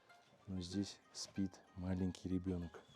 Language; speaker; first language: Russian; native; Russian